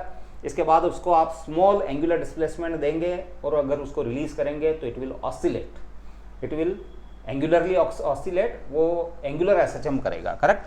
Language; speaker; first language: Hindi; native; Hindi